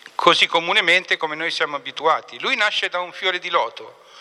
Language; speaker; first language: Italian; native; Italian